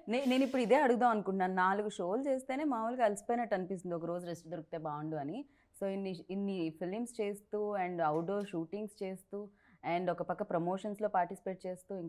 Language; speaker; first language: Telugu; native; Telugu